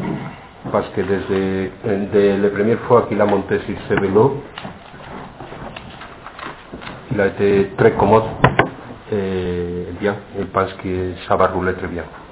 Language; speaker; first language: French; non-native, fluent; Spanish